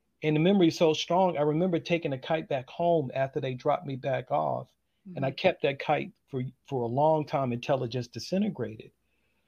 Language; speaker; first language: English; native; English